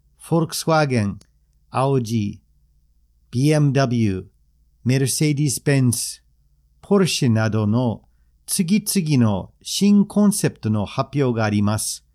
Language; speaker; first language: Japanese; non-native, fluent; English